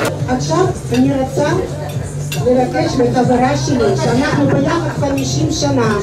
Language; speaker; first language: Hebrew; non-native, fluent; Russian